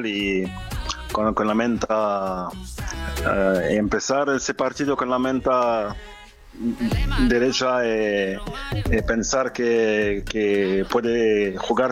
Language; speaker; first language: Spanish; non-native, fluent; French